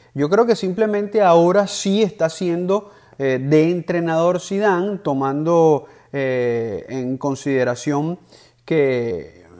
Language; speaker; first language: Spanish; native; Spanish